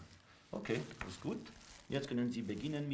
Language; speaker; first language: German; non-native, learner; French